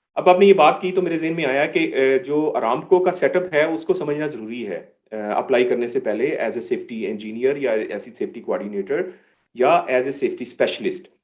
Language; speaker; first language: Urdu; native; Urdu